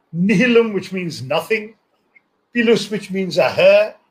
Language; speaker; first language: English; non-native, local second language; Malayalam